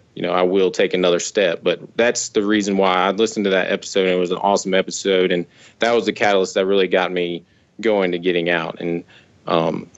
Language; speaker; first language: English; native; English